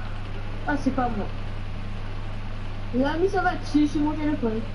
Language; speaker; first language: French; non-native, local second language; Réunion Creole French